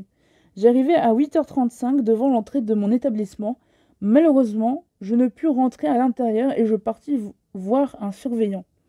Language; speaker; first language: French; native; French